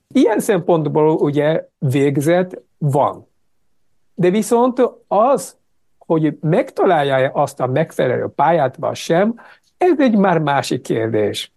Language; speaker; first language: Hungarian; non-native, fluent; Japanese